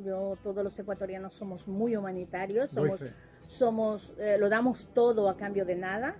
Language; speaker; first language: Spanish; native; Spanish